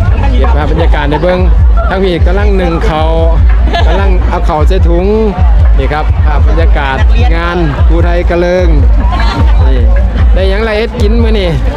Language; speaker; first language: Thai; non-native, local second language; Northeastern Thai